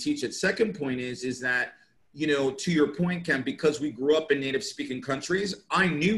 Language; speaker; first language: English; native; English